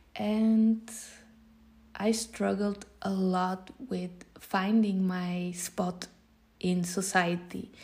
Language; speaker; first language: English; non-native, fluent; Dutch